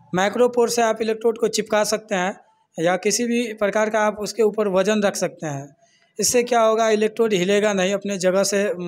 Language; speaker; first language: Hindi; native; Hindi